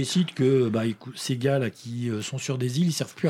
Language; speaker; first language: French; native; French